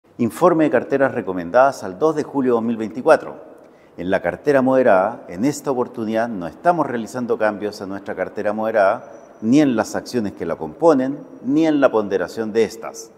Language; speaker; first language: Spanish; native; Spanish